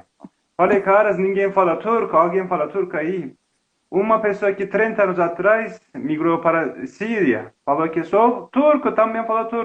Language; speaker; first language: Portuguese; non-native, learner; Turkish